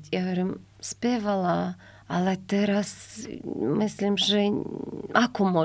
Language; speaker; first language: Slovak; non-native, learner; Ukrainian